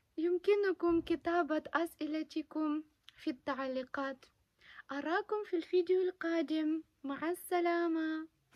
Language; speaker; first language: Arabic; non-native, fluent; Ukrainian